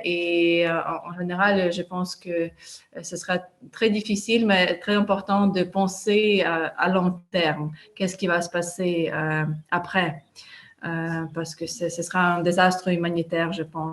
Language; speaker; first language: French; non-native, fluent; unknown